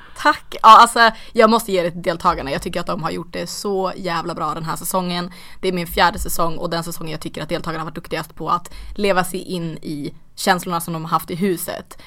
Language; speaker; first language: Swedish; native; Swedish